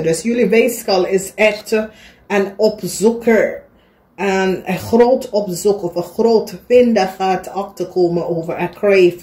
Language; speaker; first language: Dutch; non-native, learner; English